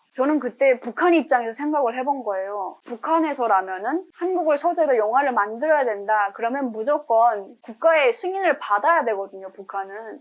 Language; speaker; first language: Korean; native; Korean